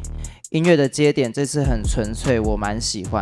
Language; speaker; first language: Chinese; native; Chinese